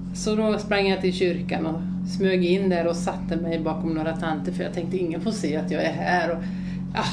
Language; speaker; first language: Swedish; early bilingual, other home language; Finnish